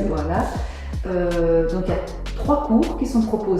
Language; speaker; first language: French; native; French